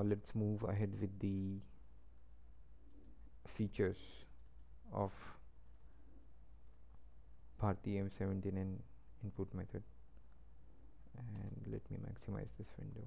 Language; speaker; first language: English; non-native, local second language; Marathi